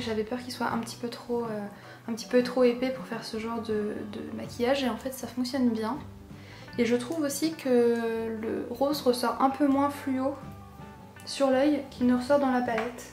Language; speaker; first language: French; native; French